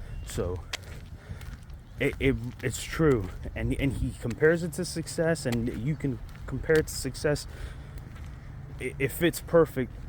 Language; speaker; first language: English; native; English